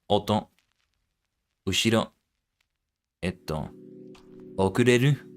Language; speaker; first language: Japanese; non-native, learner; English